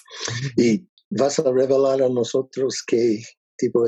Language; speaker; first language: Spanish; non-native, learner; English